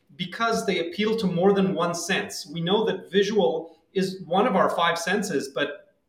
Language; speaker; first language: English; non-native, fluent; Hebrew